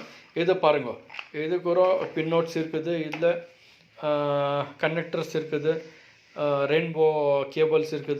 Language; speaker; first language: Tamil; non-native, local second language; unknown